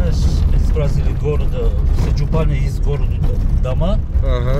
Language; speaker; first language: Russian; non-native, learner; Uzbek